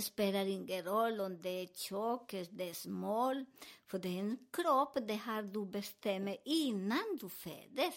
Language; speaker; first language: Swedish; non-native, learner; Spanish